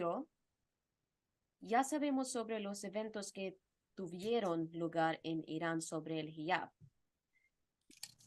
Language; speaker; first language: Spanish; non-native, fluent; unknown